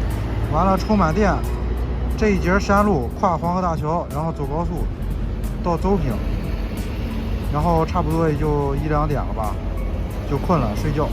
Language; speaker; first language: Chinese; native; Chinese